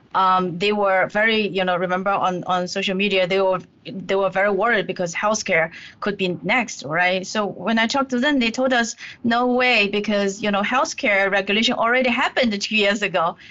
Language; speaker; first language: English; non-native, fluent; Chinese